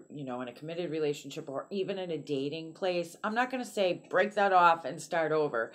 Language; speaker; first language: English; native; English